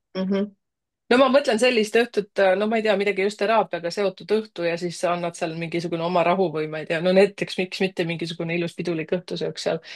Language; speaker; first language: Estonian; native; Estonian